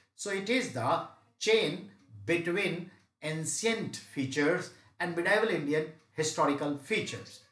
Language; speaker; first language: English; non-native, local second language; Hindi